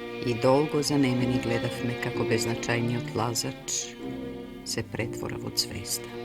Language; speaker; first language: Macedonian; native; Macedonian